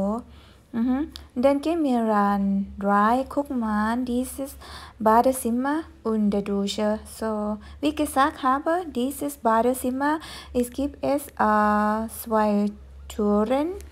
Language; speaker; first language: German; non-native, fluent; Thai